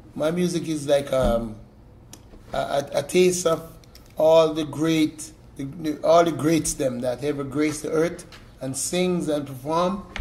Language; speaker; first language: English; native; English